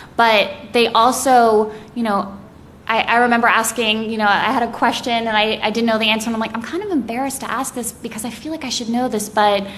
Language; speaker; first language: English; native; English